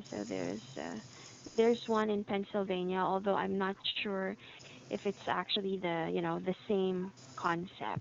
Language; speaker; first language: English; non-native, fluent; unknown